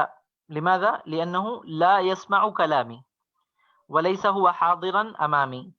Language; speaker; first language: Arabic; non-native, fluent; Urdu